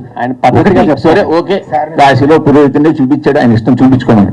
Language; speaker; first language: Telugu; native; Telugu